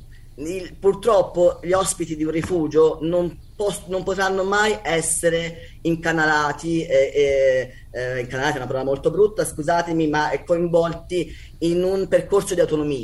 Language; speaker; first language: Italian; native; Italian